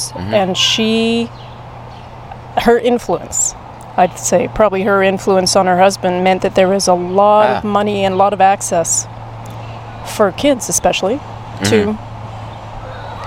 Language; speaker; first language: English; native; English